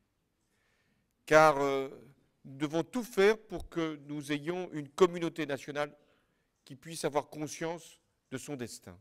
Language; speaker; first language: French; native; French